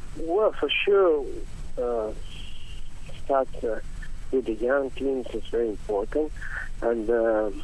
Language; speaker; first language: English; non-native, learner; Italian